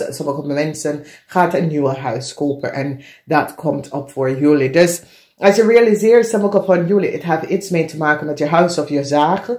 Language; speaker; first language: Dutch; non-native, learner; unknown